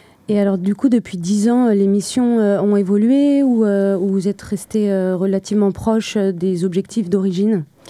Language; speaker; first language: French; native; French